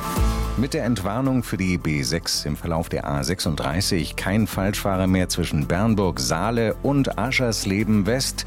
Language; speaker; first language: German; native; German